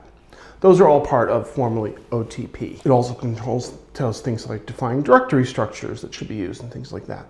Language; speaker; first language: English; native; English